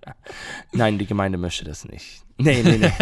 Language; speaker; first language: German; non-native, learner; English